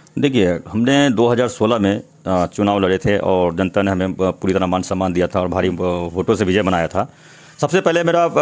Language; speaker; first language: Hindi; native; Hindi